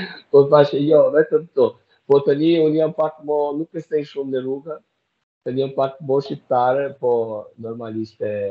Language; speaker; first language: Albanian; non-native, learner; Portuguese